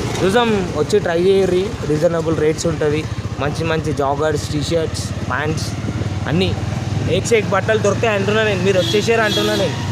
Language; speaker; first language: Telugu; non-native, local second language; Tamil